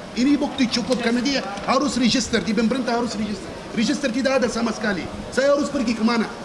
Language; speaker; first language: Indonesian; non-native, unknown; Arabic